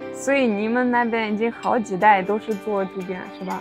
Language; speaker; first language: Chinese; non-native, fluent; Russian